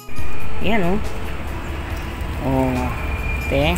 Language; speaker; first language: Filipino; native; Filipino